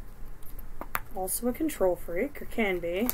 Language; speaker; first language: English; native; English